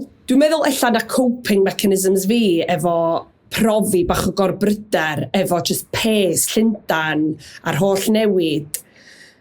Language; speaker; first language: Welsh; native; Welsh